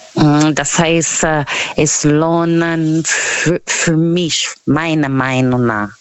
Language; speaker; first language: German; non-native, fluent; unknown